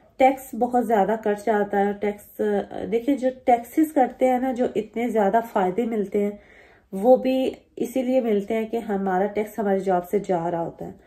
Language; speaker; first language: Urdu; native; Urdu